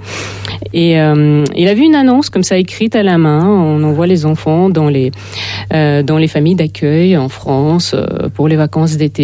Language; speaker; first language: French; non-native, fluent; Russian